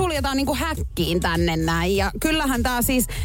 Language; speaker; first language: Finnish; native; Finnish